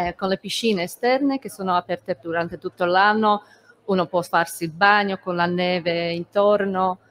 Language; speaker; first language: Italian; non-native, fluent; Slovak